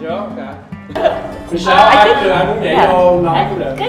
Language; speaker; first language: Vietnamese; early bilingual, heritage; Vietnamese